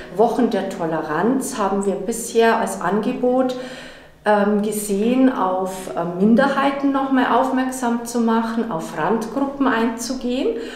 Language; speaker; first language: German; native; German